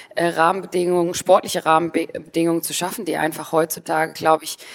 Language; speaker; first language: German; native; German